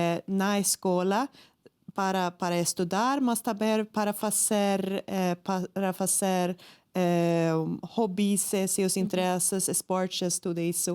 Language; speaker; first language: Portuguese; non-native, fluent; Swedish